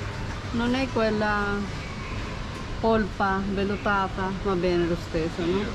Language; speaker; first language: Italian; non-native, fluent; Filipino